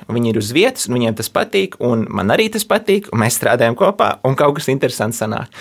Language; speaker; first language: Latvian; early bilingual, heritage; Latvian